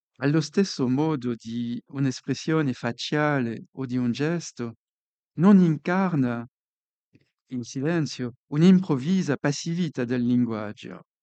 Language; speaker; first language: Italian; non-native, fluent; French